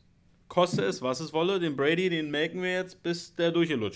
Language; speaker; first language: German; native; German